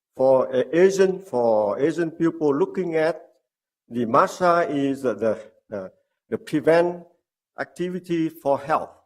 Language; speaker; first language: English; non-native, learner; Vietnamese